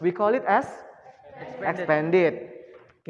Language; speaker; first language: English; non-native, fluent; Indonesian